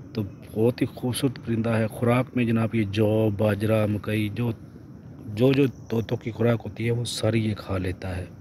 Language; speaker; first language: Urdu; non-native, local second language; Punjabi